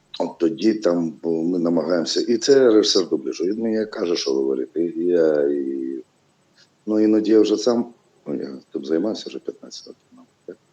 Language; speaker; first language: Ukrainian; non-native, local second language; Russian